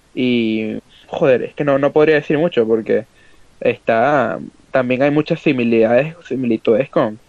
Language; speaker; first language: Spanish; native; Spanish